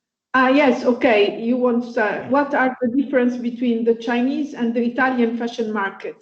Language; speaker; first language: English; non-native, fluent; Italian